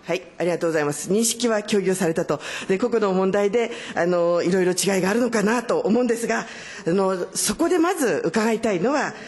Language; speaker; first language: Japanese; native; Japanese